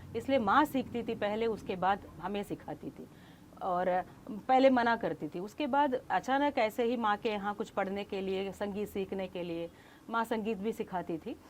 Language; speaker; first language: Hindi; non-native, local second language; Kannada